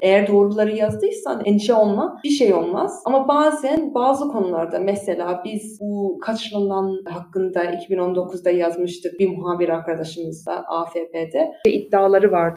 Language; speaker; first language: Turkish; early bilingual, heritage; Turkish